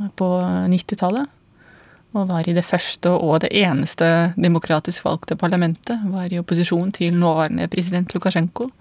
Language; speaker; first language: Norwegian; non-native, fluent; Russian